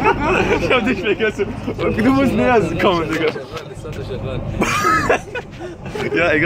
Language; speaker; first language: German; non-native, learner; Arabic